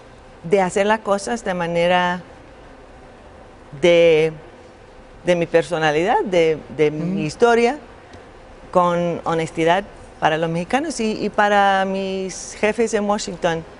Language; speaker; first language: Spanish; non-native, fluent; English